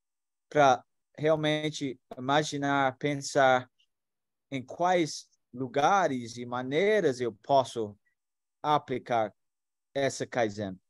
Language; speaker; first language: Portuguese; non-native, fluent; English